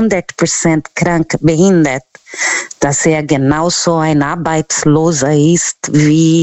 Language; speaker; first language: German; non-native, fluent; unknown